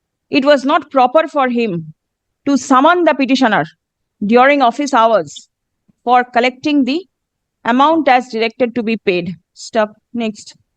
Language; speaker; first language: English; non-native, local second language; Bangla